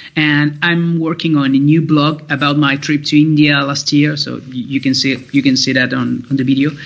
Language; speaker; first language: English; non-native, fluent; Spanish